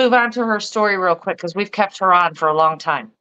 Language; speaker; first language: English; native; English